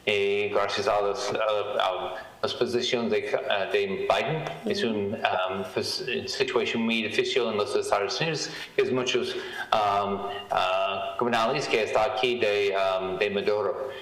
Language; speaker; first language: Spanish; non-native, learner; English